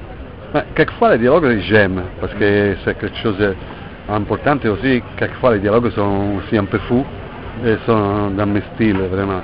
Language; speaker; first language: French; non-native, fluent; Italian